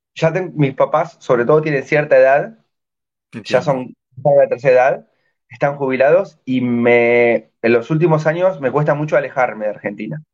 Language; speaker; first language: Spanish; native; Spanish